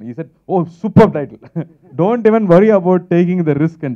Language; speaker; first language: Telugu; non-native, learner; Tamil